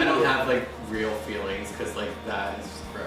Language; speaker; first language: English; native; English